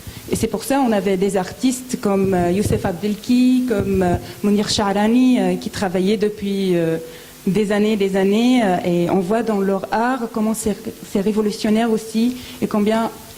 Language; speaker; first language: French; non-native, fluent; Arabic